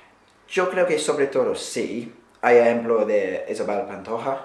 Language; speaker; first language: Spanish; non-native, fluent; English